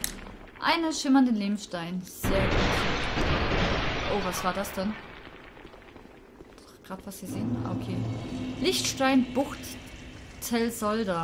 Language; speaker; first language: German; native; German